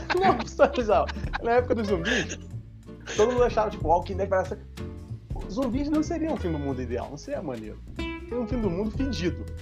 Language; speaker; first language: Portuguese; native; Portuguese